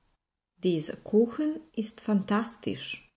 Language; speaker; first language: German; non-native, fluent; Serbian